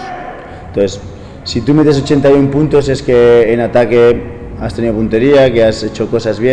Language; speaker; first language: Spanish; native; Spanish